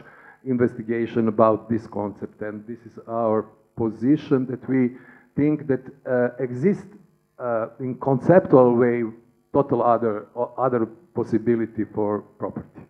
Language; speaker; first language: English; non-native, learner; Serbian